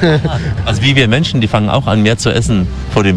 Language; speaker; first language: German; native; German